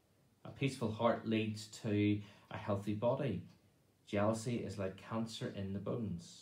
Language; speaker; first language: English; native; English